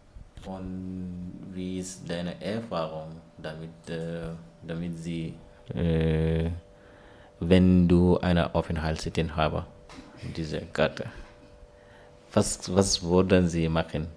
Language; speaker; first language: German; non-native, learner; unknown